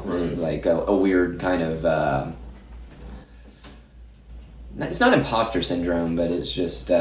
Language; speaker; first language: English; native; English